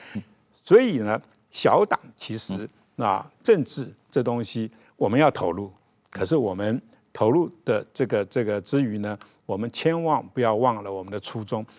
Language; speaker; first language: Chinese; native; Chinese